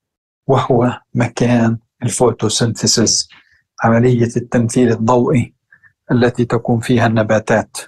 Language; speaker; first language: Arabic; native; Arabic